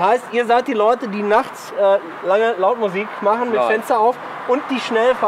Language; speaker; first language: German; native; German